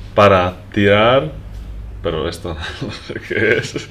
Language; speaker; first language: Spanish; non-native, learner; Polish